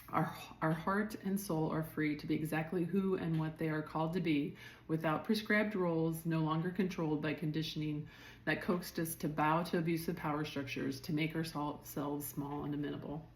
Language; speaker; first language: English; native; English